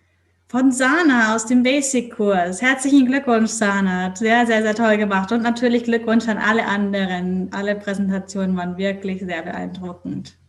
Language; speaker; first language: German; native; German